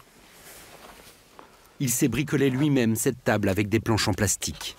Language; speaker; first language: French; native; French